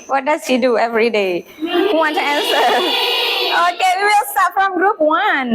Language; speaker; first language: English; non-native, fluent; Indonesian